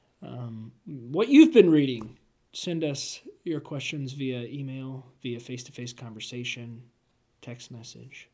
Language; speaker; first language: English; native; English